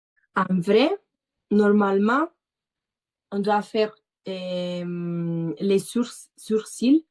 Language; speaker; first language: French; non-native, learner; Italian